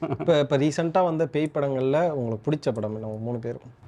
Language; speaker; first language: Tamil; native; Tamil